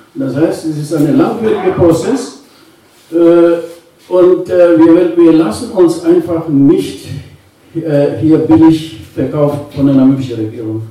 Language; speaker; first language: German; non-native, fluent; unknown